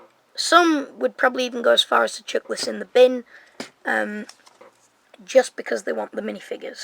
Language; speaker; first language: English; native; English